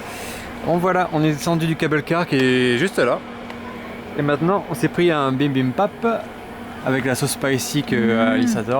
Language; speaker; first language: French; native; French